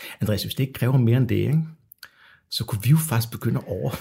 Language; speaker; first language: Danish; native; Danish